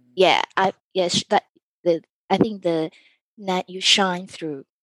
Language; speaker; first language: English; early bilingual, other home language; Chinese